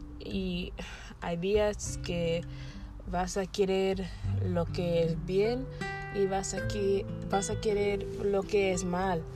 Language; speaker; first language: Spanish; non-native, learner; English